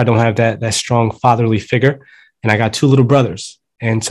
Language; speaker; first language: English; early bilingual, other home language; Spanish